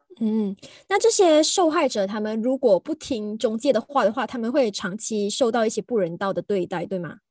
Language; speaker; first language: Chinese; native; Chinese